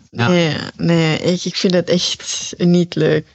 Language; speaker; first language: Dutch; non-native, learner; Filipino